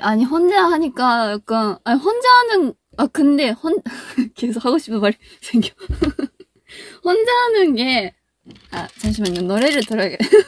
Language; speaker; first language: Korean; non-native, fluent; Japanese